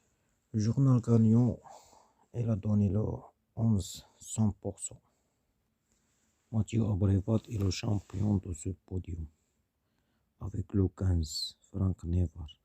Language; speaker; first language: French; non-native, learner; Arabic